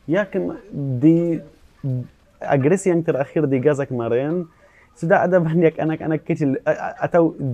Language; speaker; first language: Indonesian; non-native, fluent; Arabic